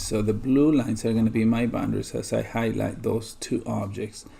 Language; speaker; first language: English; native; English